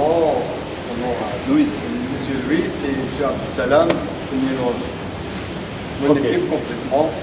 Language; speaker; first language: French; non-native, learner; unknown